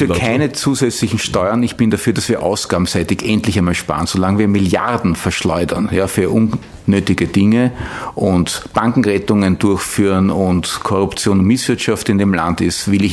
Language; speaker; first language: German; native; German